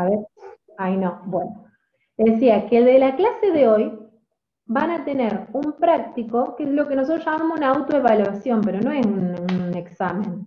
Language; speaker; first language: Spanish; native; Spanish